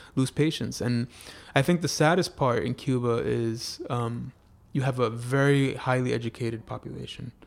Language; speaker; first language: English; native; English